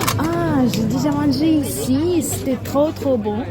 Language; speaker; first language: French; non-native, learner; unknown